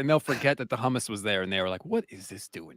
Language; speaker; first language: English; native; English